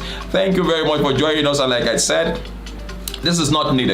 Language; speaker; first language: English; non-native, local second language; Yoruba